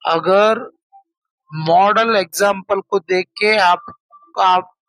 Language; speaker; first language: Hindi; non-native, local second language; Kannada